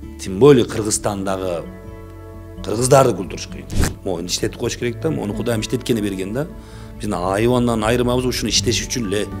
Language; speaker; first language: Kyrgyz; non-native, local second language; Uzbek